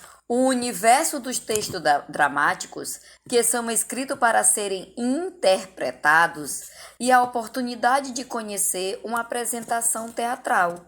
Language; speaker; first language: Portuguese; native; Portuguese